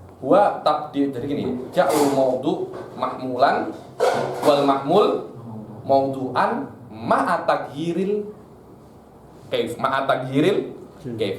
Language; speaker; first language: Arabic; non-native, fluent; Indonesian